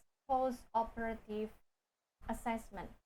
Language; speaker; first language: English; non-native, fluent; Indonesian